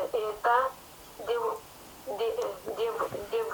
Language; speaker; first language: Russian; non-native, learner; Kyrgyz